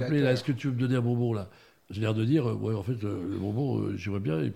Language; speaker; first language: French; native; French